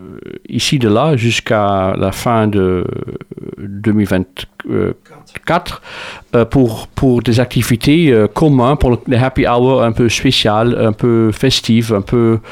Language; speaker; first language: French; non-native, fluent; Dutch